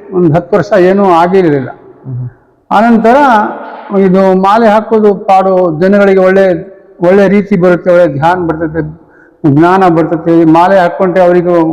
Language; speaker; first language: Kannada; non-native, local second language; Lambadi